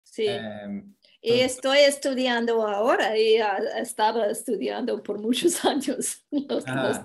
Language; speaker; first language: Spanish; non-native, learner; English